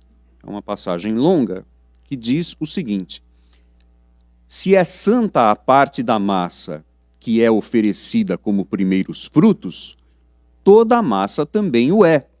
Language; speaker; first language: Portuguese; native; Portuguese